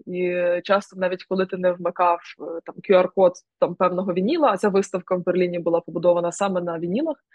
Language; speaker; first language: Ukrainian; native; Ukrainian